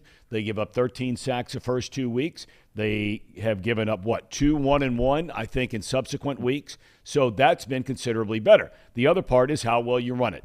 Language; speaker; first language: English; native; English